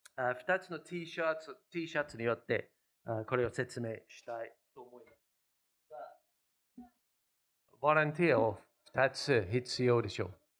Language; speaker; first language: Japanese; non-native, fluent; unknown